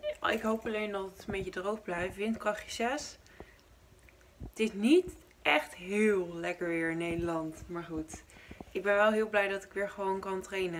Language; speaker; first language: Dutch; native; Dutch